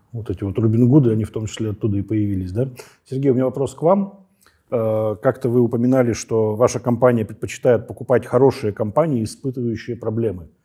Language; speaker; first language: Russian; native; Russian